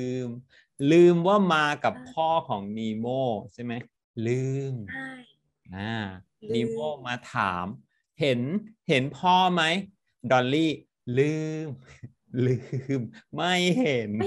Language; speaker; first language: Thai; native; Thai